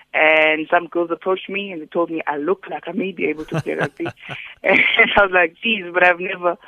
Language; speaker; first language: English; non-native, local second language; Xhosa